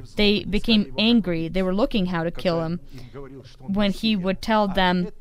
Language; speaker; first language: English; non-native, fluent; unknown